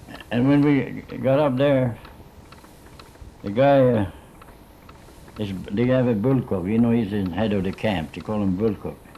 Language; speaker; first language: English; non-native, fluent; Swedish